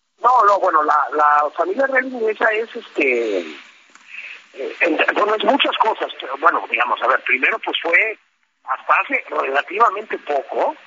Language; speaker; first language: Spanish; native; Spanish